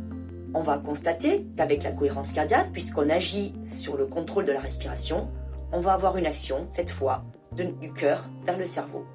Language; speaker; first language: French; native; French